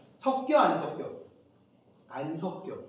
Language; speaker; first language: Korean; native; Korean